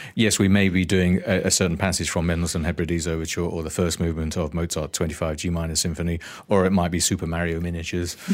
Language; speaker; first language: English; native; English